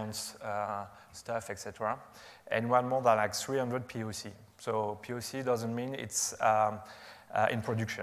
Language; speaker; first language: English; non-native, fluent; French